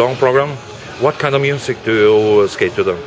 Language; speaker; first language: English; non-native, fluent; Norwegian